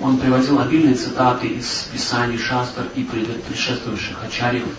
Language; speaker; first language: Russian; native; Russian